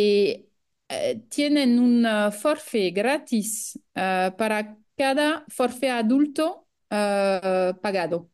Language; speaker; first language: Spanish; non-native, fluent; French